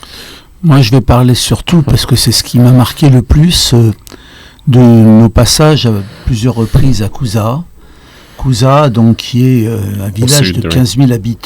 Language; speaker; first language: French; native; French